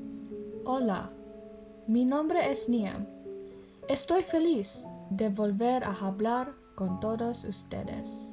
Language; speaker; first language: Spanish; non-native, learner; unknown